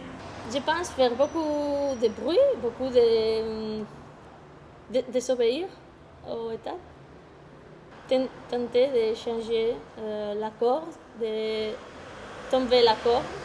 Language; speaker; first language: French; non-native, fluent; Spanish